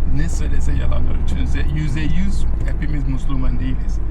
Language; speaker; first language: Turkish; non-native, fluent; Yoruba